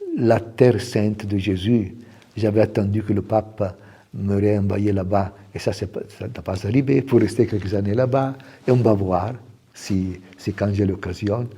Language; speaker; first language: French; non-native, fluent; Italian